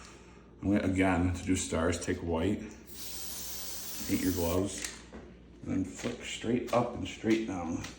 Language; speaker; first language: English; native; English